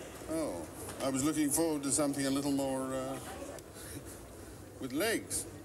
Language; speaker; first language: English; native; English